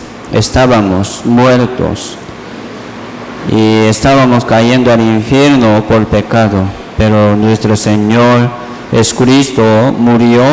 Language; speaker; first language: Spanish; non-native, learner; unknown